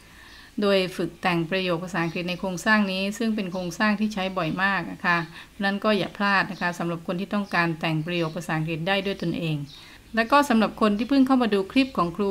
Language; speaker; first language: Thai; native; Thai